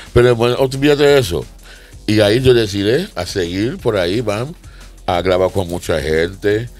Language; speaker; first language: Spanish; non-native, fluent; English